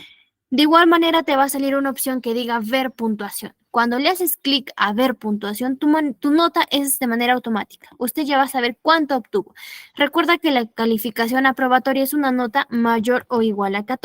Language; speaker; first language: Spanish; native; Spanish